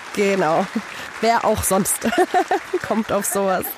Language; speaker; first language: German; non-native, fluent; Hungarian